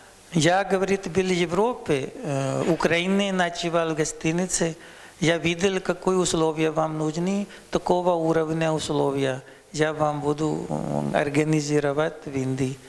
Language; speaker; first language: Russian; non-native, learner; Hindi